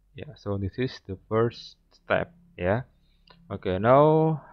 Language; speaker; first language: English; non-native, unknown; Indonesian